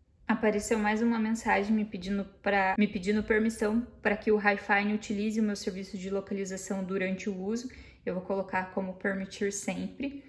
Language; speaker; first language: Portuguese; native; Portuguese